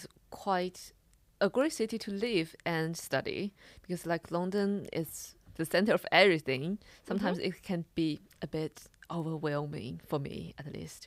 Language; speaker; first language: English; non-native, fluent; Chinese